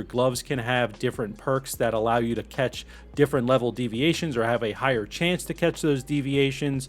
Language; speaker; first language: English; native; English